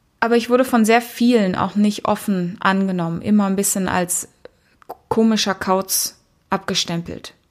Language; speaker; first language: German; early bilingual, heritage; German